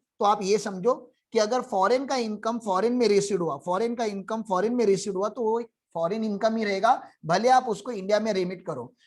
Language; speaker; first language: Hindi; non-native, local second language; Marathi